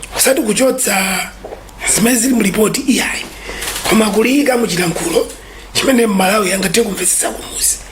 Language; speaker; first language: Nyanja; native; Nyanja